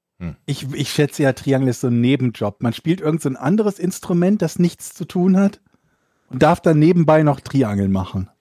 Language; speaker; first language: German; native; German